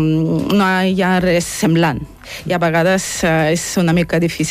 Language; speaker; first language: Catalan; non-native, learner; Russian